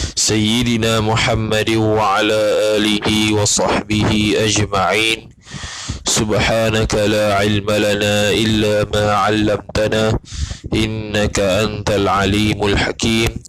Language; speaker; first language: Arabic; non-native, fluent; Malay